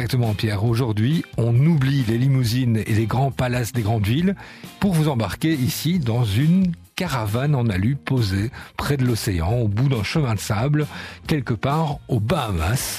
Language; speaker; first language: French; native; French